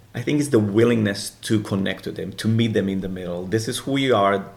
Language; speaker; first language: English; non-native, fluent; Romanian